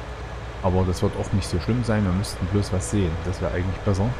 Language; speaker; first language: German; native; German